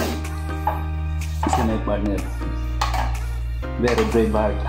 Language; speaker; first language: English; non-native, local second language; Filipino